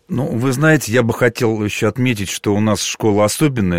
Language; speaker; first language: Russian; native; Russian